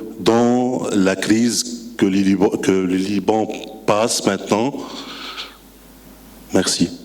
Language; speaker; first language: French; non-native, local second language; Arabic